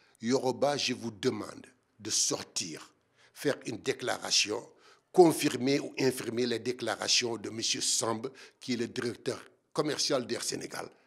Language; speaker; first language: French; non-native, local second language; Wolof